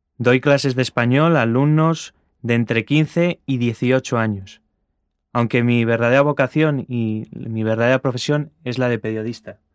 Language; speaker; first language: Spanish; native; Spanish